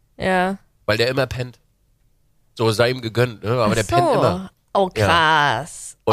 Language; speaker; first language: German; native; German